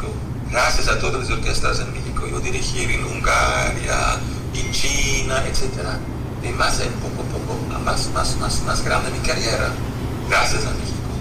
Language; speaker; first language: Spanish; non-native, learner; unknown